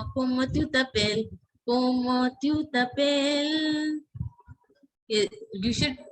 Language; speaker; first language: French; non-native, fluent; Hindi